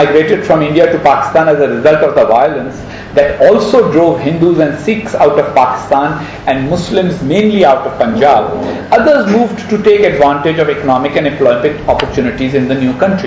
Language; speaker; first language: English; non-native, local second language; Urdu